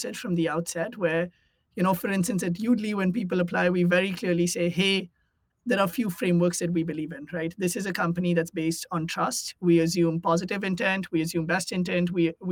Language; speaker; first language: English; non-native, local second language; Hindi